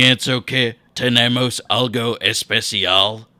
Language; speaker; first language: Spanish; non-native, learner; English